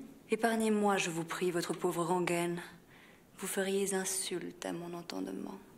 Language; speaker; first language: French; native; French